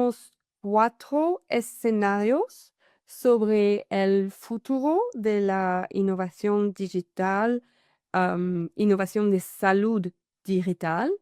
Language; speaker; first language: Spanish; non-native, fluent; French